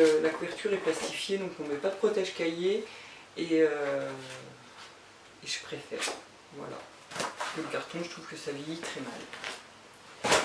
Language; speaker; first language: French; native; French